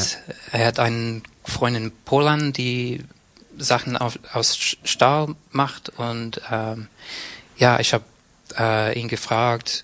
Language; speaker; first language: German; non-native, learner; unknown